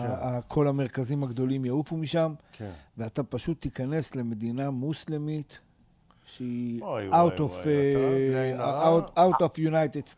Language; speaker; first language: Hebrew; native; Hebrew